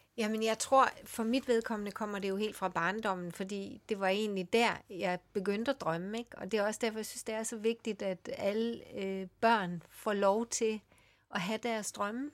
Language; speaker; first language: Danish; early bilingual, other home language; Swedish